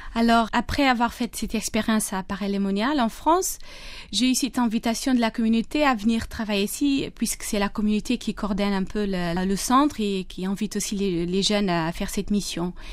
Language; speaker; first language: French; non-native, fluent; Portuguese